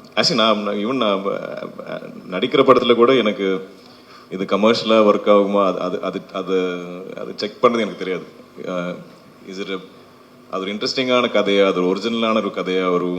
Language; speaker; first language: Tamil; non-native, fluent; Malayalam